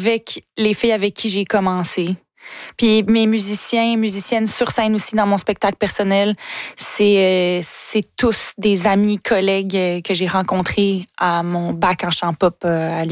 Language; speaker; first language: French; native; French